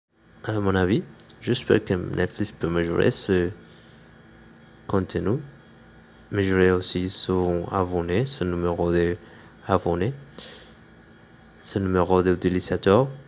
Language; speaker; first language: French; non-native, learner; Spanish